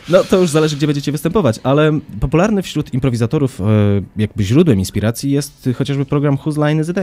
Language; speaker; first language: Polish; native; Polish